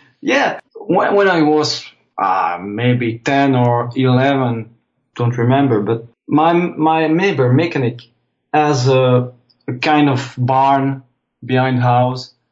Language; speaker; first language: English; non-native, fluent; French